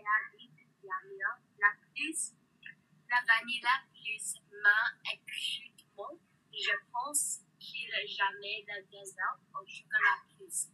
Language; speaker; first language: French; non-native, learner; English